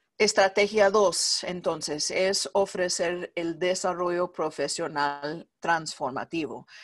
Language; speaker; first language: Spanish; non-native, fluent; English